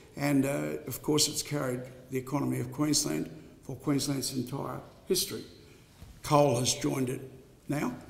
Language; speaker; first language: English; native; English